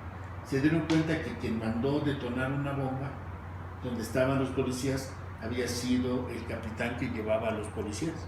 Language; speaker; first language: Spanish; native; Spanish